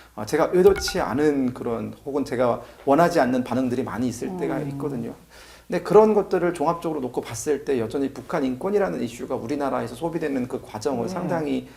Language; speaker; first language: Korean; native; Korean